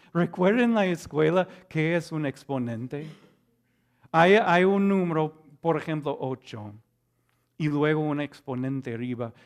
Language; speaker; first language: Spanish; non-native, fluent; English